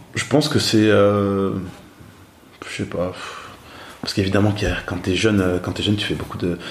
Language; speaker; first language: French; native; French